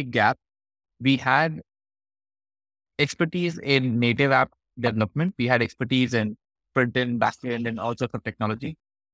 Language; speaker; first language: English; non-native, local second language; Hindi